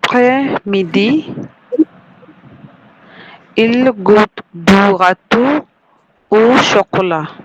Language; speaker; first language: French; non-native, learner; Bangla